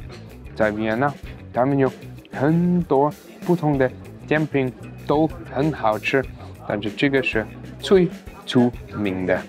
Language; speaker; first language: Chinese; non-native, fluent; German